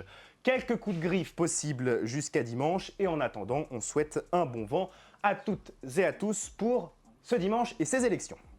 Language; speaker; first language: French; native; French